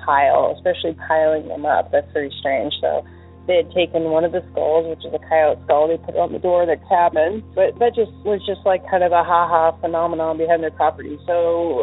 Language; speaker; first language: English; native; English